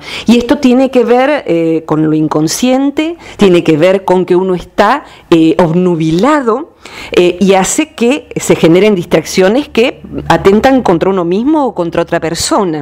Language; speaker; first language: Spanish; native; Spanish